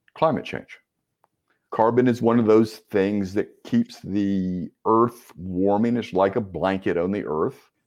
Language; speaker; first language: English; native; English